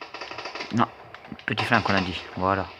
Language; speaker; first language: French; native; French